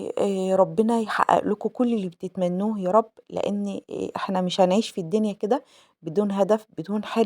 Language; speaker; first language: Arabic; native; Arabic